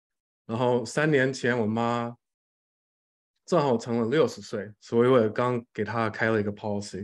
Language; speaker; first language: Chinese; early bilingual, other home language; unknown